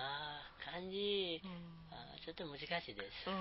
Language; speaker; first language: Japanese; non-native, learner; Nepali